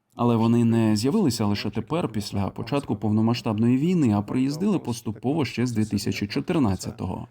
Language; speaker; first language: Ukrainian; non-native, fluent; Polish